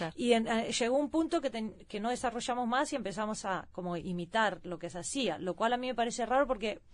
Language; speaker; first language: Spanish; early bilingual, heritage; Swedish